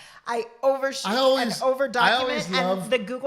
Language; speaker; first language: English; native; English